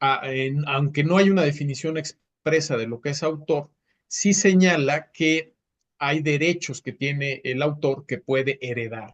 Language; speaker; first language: Spanish; native; Spanish